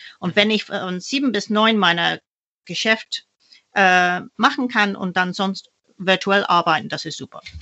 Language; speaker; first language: German; non-native, fluent; English